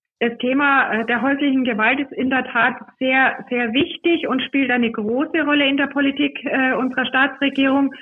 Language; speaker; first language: German; native; German